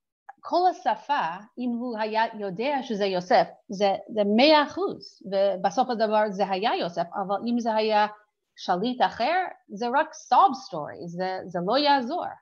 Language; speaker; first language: Hebrew; non-native, fluent; English